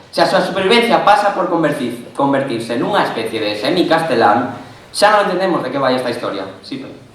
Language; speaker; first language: Galician; non-native, local second language; Spanish